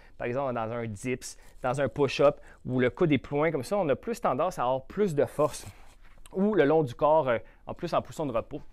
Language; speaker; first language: French; native; French